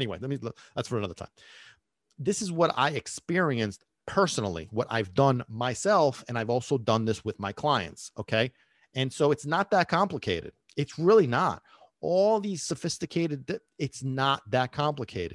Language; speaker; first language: English; early bilingual, other home language; Italian